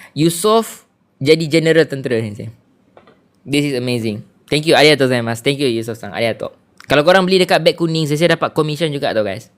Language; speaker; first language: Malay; native; Malay